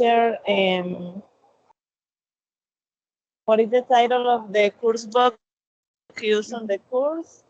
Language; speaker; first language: English; non-native, learner; Spanish